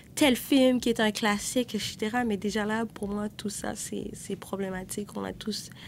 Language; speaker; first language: French; native; French